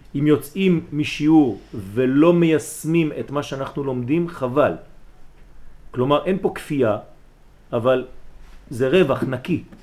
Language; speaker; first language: Hebrew; early bilingual, heritage; Hebrew